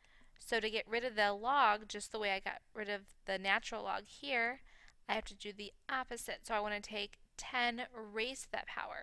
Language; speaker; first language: English; native; English